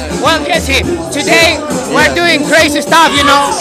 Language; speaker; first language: English; non-native, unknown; Spanish